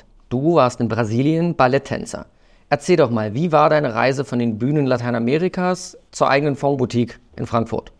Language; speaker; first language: German; native; German